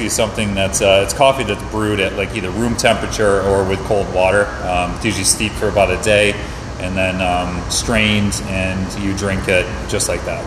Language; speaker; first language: English; native; English